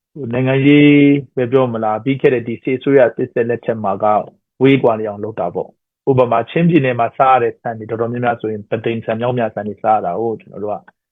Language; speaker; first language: Burmese; non-native, local second language; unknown